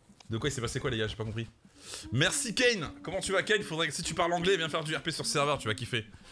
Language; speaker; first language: French; native; French